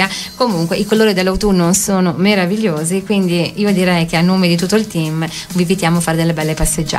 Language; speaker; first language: Italian; native; Italian